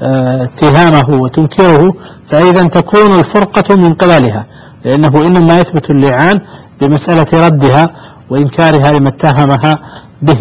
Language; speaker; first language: Arabic; native; Arabic